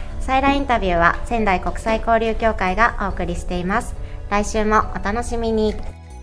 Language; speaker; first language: Japanese; native; Japanese